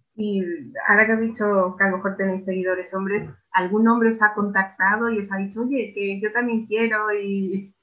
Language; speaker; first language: Spanish; native; Spanish